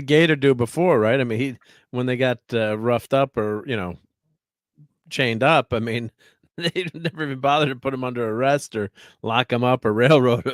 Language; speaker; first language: English; native; English